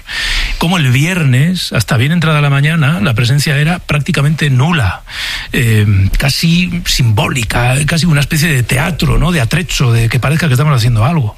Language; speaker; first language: Spanish; native; Spanish